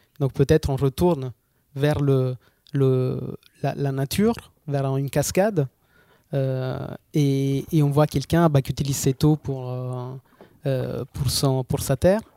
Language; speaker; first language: French; non-native, fluent; Italian